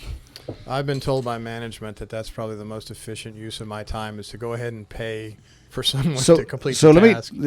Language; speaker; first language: English; native; English